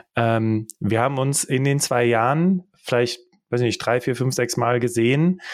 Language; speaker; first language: German; early bilingual, other home language; English